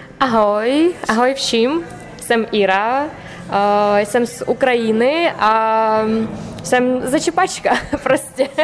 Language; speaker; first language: Czech; non-native, learner; Ukrainian